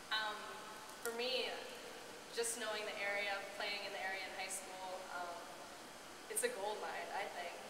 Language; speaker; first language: English; native; English